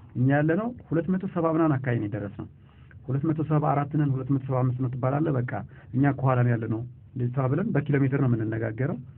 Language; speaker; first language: Amharic; native; Amharic